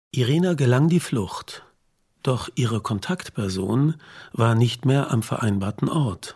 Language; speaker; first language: German; native; German